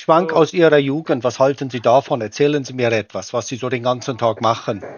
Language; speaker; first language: German; native; German